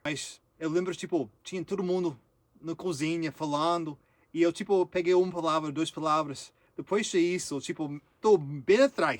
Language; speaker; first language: Portuguese; non-native, learner; English